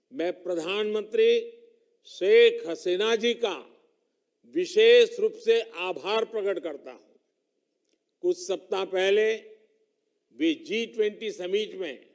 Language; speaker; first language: Hindi; non-native, local second language; Gujarati